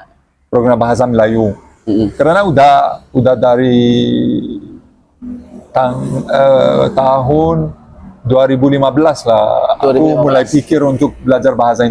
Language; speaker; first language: Indonesian; non-native, learner; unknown